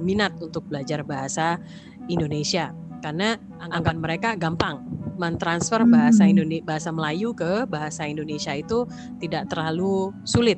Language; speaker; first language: Indonesian; non-native, fluent; Thai